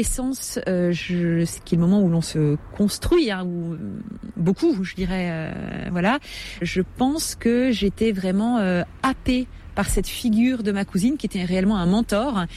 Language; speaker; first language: French; native; French